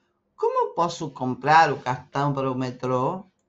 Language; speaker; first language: Portuguese; non-native, fluent; Spanish